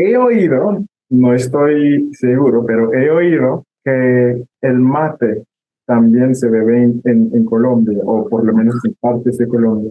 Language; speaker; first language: Spanish; non-native, fluent; English